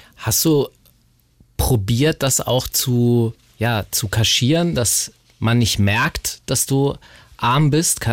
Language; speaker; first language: German; native; German